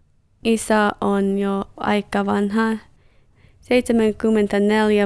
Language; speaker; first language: Finnish; non-native, learner; English